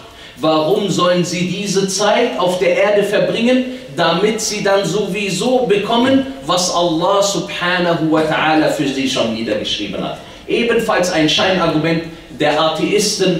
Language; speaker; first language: German; early bilingual, other home language; Arabic